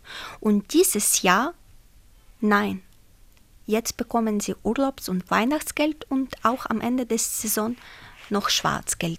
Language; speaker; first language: German; non-native, fluent; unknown